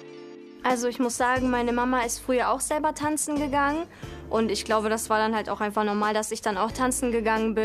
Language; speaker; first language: German; native; German